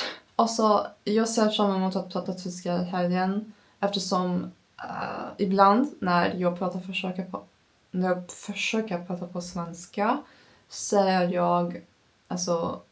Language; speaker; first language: Swedish; non-native, learner; Turkish